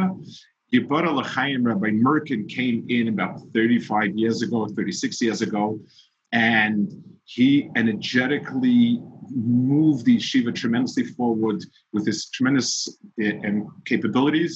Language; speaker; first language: English; early bilingual, other home language; Yiddish